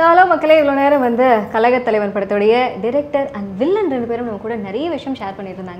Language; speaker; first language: Tamil; native; Tamil